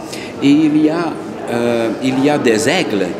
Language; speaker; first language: French; non-native, local second language; Dutch